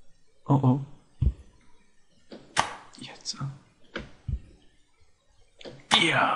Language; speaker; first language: German; native; German